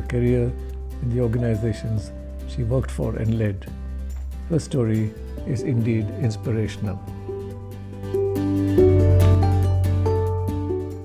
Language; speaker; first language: English; non-native, local second language; Kannada